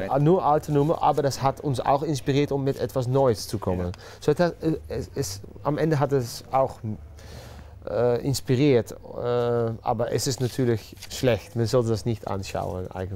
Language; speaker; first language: German; non-native, learner; Dutch